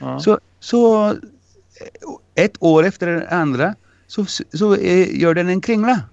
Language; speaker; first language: Swedish; non-native, fluent; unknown